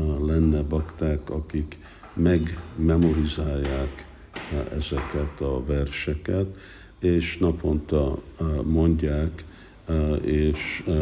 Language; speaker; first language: Hungarian; early bilingual, heritage; Hungarian